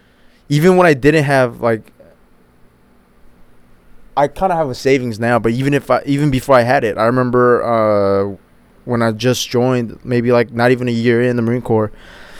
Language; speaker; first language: English; native; English